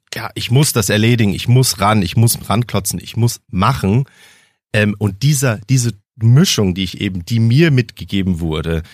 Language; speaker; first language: German; early bilingual, heritage; German